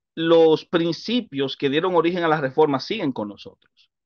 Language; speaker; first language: Spanish; native; Spanish